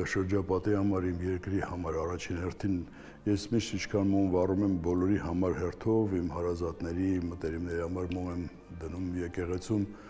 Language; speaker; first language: Armenian; native; Armenian